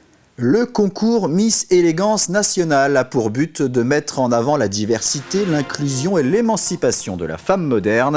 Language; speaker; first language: French; native; French